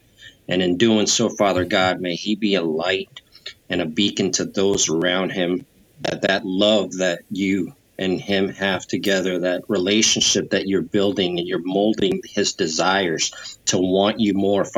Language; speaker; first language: English; native; English